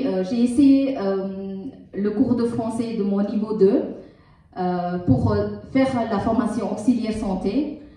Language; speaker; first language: French; non-native, learner; Tamil